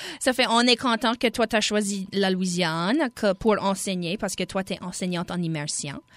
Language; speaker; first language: French; native; French